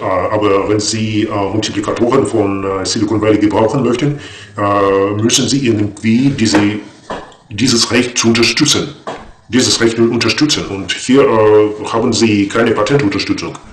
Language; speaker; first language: German; non-native, fluent; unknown